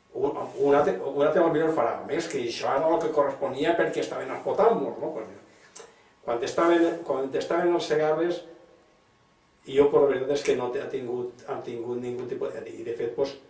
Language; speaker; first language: Spanish; non-native, local second language; Catalan